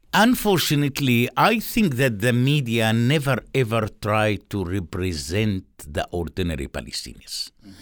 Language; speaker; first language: English; non-native, fluent; Arabic